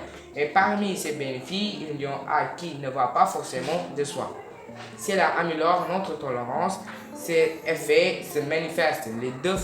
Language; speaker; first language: French; non-native, learner; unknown